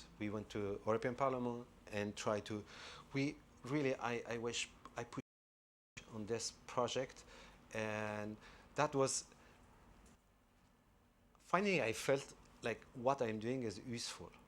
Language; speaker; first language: English; non-native, fluent; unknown